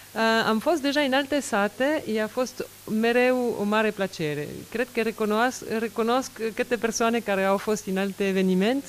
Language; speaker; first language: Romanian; non-native, learner; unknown